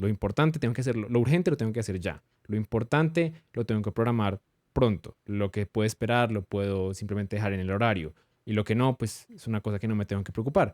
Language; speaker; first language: Spanish; native; Spanish